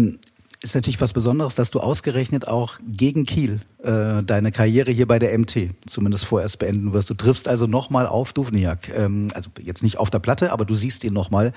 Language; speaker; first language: German; native; German